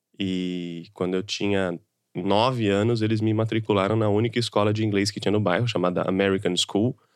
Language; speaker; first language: Portuguese; native; Portuguese